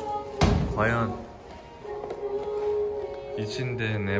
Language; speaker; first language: Turkish; non-native, learner; Korean